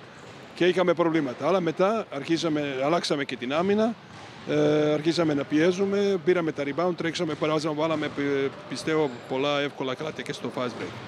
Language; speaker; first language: Greek; non-native, fluent; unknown